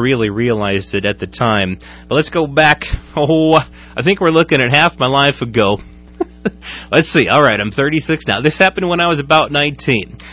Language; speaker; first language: English; native; English